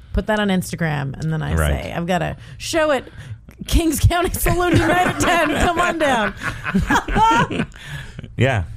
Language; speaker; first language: English; native; English